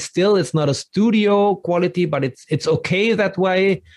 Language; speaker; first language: English; non-native, fluent; German